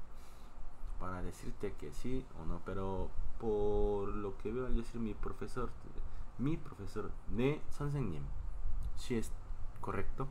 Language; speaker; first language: Spanish; non-native, fluent; Korean